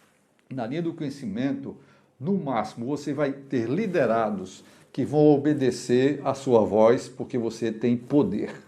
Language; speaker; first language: Portuguese; native; Portuguese